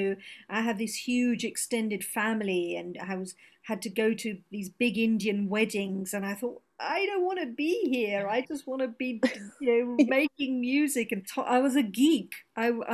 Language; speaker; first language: English; non-native, local second language; Gujarati